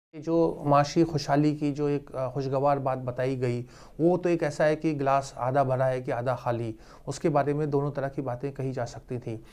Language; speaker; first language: Urdu; native; Urdu